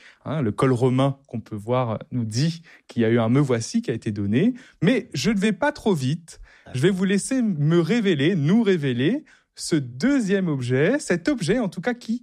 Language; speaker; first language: French; native; French